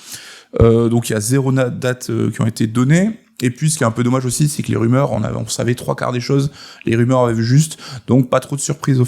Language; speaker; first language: French; native; French